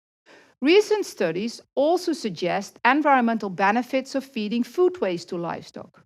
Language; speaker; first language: English; non-native, fluent; Dutch